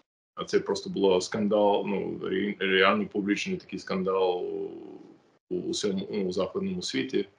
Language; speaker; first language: Ukrainian; non-native, fluent; English